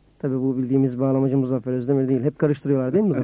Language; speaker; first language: Turkish; native; Turkish